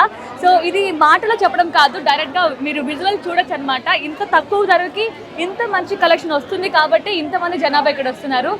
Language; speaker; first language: Telugu; native; Telugu